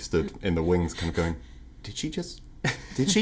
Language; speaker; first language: English; native; English